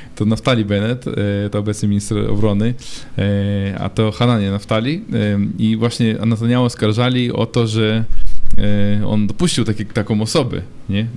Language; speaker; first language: Polish; non-native, fluent; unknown